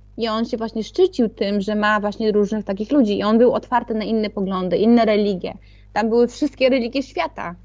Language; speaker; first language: Polish; early bilingual, other home language; Mongolian